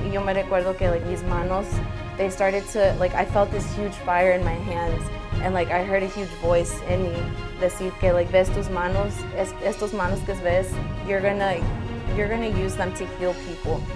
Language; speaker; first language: English; early bilingual, other home language; Spanish